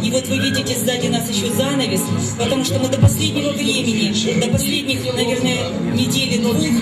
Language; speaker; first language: Russian; native; Russian